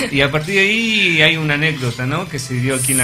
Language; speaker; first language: Spanish; native; Spanish